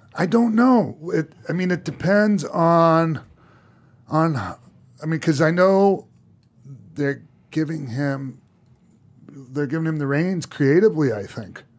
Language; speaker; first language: English; native; English